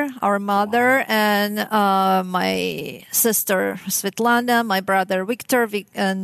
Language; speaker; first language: English; non-native, fluent; Russian